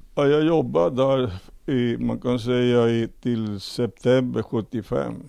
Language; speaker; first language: Swedish; non-native, fluent; Spanish